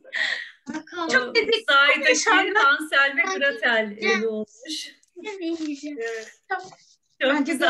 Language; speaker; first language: Turkish; native; Turkish